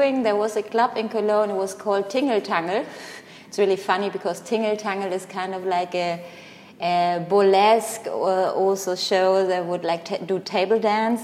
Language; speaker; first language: English; non-native, fluent; Greek